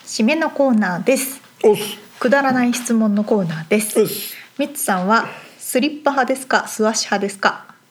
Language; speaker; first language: Japanese; native; Japanese